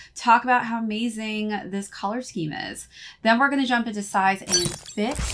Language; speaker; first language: English; native; English